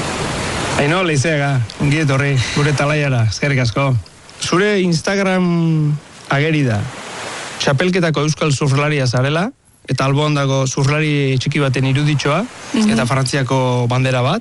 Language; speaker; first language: Basque; native; Basque